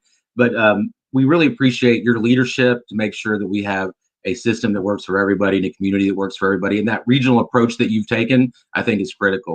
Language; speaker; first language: English; native; English